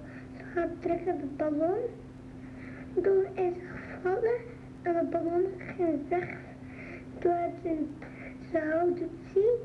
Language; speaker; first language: Dutch; early bilingual, other home language; Arabic